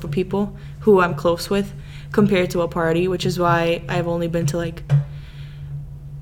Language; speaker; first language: English; early bilingual, other home language; Serbian